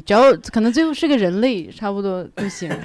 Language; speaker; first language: Chinese; native; Chinese